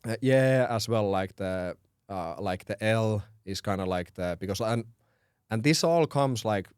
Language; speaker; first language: English; non-native, fluent; Finnish